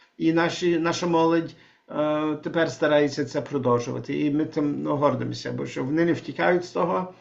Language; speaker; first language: Ukrainian; early bilingual, heritage; Ukrainian